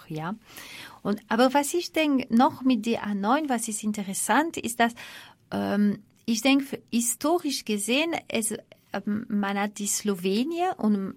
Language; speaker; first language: German; non-native, fluent; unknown